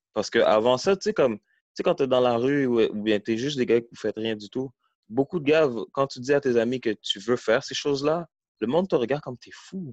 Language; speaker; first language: French; early bilingual, heritage; French